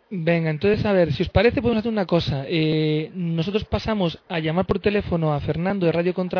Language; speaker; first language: Spanish; native; Spanish